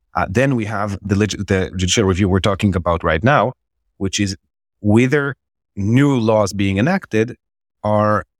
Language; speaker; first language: English; non-native, fluent; Hebrew